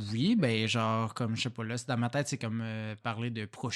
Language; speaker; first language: French; native; French